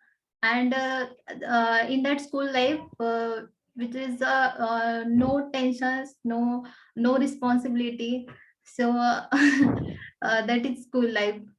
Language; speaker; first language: English; non-native, learner; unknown